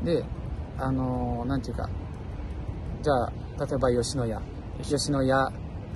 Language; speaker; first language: Japanese; non-native, fluent; Portuguese